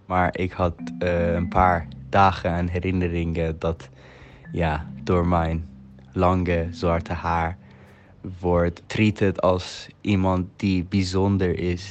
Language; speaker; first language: Dutch; non-native, fluent; Persian